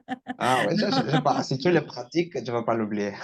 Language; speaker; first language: French; non-native, learner; Portuguese